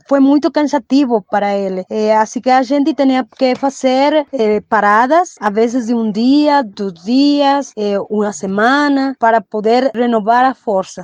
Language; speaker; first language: Portuguese; non-native, fluent; Spanish